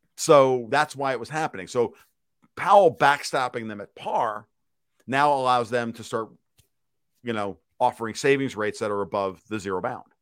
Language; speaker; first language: English; native; English